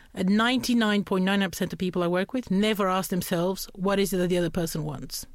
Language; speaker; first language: English; non-native, fluent; Romanian